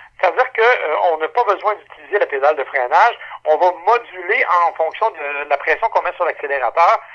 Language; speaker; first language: French; native; French